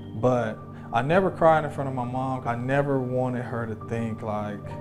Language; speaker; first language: English; native; English